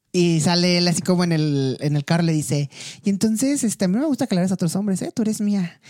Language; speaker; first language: Spanish; native; Spanish